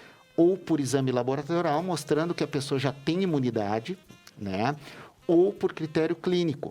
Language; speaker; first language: Portuguese; native; Portuguese